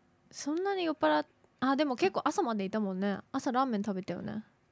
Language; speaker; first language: Japanese; native; Japanese